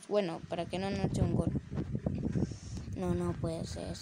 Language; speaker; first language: Spanish; native; Spanish